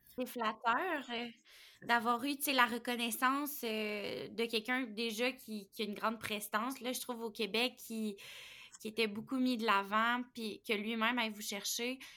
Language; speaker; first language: French; native; French